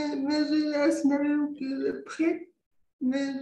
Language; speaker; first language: French; non-native, local second language; Arabic